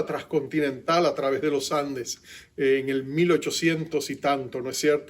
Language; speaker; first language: Spanish; native; Spanish